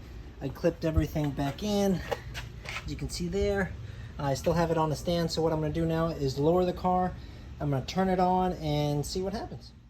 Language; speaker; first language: English; native; English